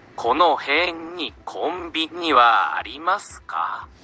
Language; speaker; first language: Japanese; non-native, learner; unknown